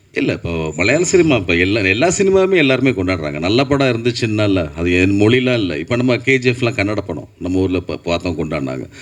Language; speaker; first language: Tamil; native; Tamil